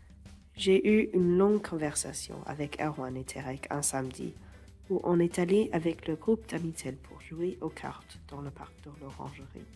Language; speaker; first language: French; non-native, fluent; English